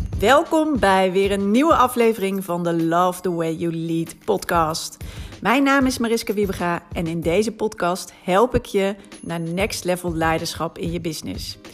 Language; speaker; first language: Dutch; native; Dutch